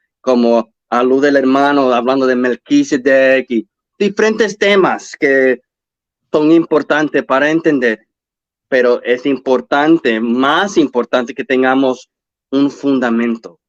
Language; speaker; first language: Spanish; early bilingual, heritage; English